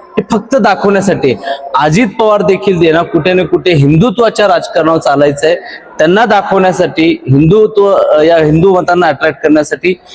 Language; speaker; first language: Marathi; non-native, local second language; Urdu